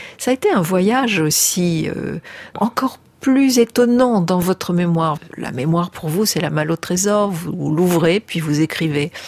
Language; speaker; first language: French; native; French